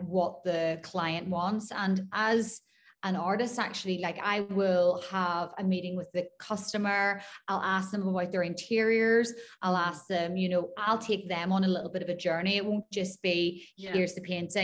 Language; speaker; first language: English; native; English